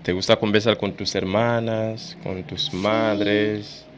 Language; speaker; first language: Spanish; non-native, fluent; Haitian Creole